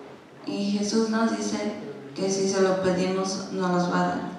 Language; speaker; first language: Spanish; non-native, learner; English